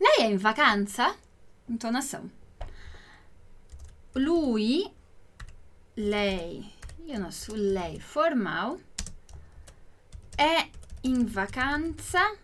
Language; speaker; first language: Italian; non-native, fluent; Portuguese